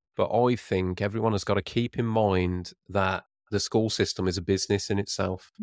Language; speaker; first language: English; native; English